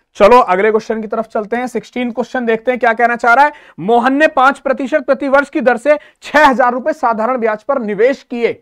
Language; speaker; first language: Hindi; native; Hindi